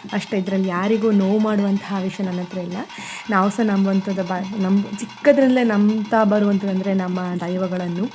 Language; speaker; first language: Kannada; non-native, local second language; Tulu